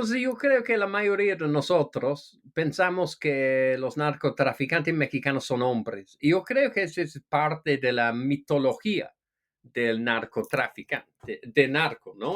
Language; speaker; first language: Spanish; non-native, fluent; English